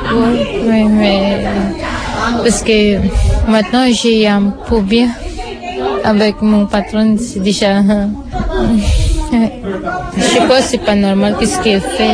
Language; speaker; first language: French; non-native, learner; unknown